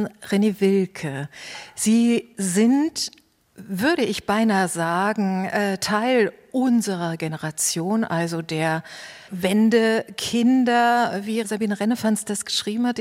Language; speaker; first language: German; native; German